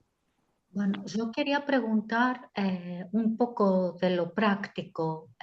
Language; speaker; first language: Spanish; non-native, fluent; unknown